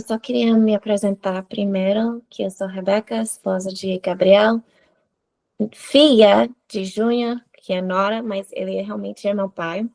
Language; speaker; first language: Portuguese; non-native, fluent; English